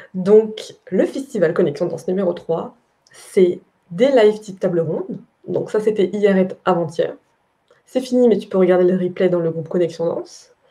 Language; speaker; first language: French; native; French